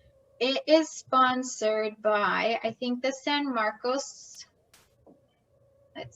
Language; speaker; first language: English; native; English